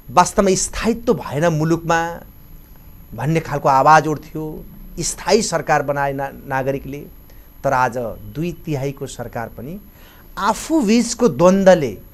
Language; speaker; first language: Nepali; native; Nepali